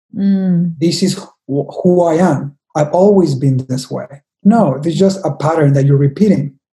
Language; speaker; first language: English; non-native, fluent; Spanish